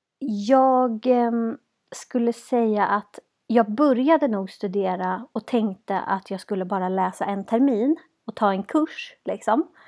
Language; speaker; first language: Swedish; native; Swedish